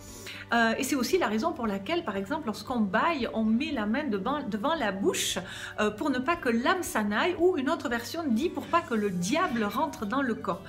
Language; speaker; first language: French; native; French